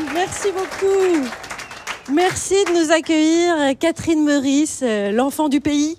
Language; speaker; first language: French; native; French